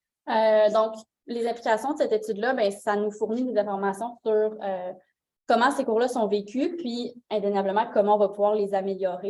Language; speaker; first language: French; native; French